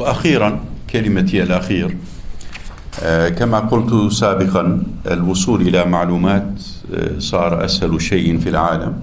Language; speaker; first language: Arabic; non-native, fluent; Turkish